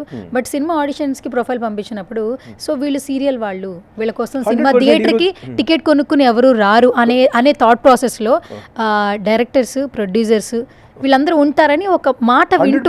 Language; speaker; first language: Telugu; native; Telugu